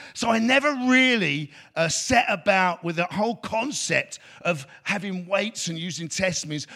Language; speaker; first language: English; native; English